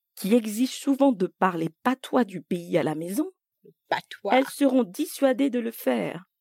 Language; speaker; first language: French; native; French